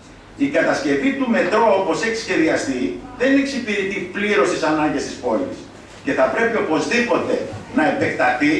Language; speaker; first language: Greek; native; Greek